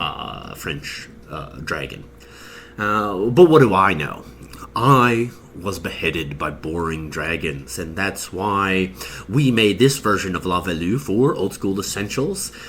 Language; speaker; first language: English; native; English